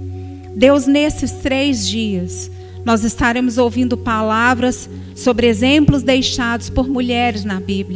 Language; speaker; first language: Portuguese; native; Portuguese